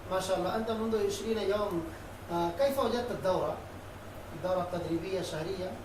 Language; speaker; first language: Arabic; non-native, fluent; Urdu